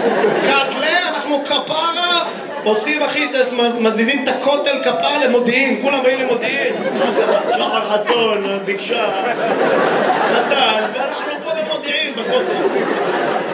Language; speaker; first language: Hebrew; native; Hebrew